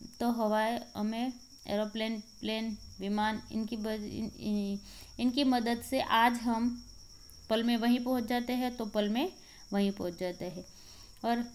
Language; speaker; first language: Hindi; non-native, local second language; Gujarati